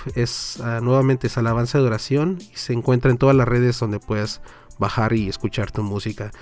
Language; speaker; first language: Spanish; early bilingual, heritage; Spanish